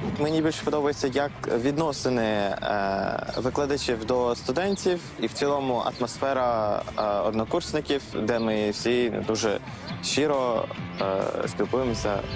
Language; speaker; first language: Ukrainian; non-native, fluent; Uzbek